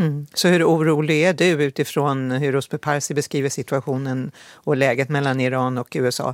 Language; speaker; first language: Swedish; native; Swedish